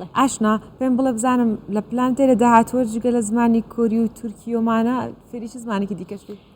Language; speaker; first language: Central Kurdish; native; Central Kurdish